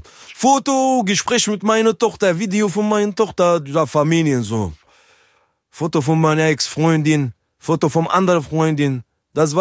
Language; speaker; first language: German; non-native, learner; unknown